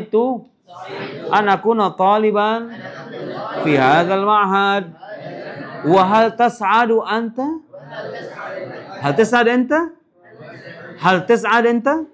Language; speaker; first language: Arabic; non-native, fluent; Indonesian